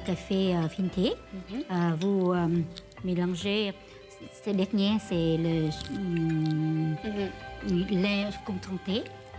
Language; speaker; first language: French; non-native, learner; Vietnamese